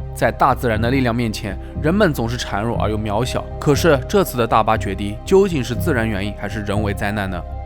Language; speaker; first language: Chinese; native; Chinese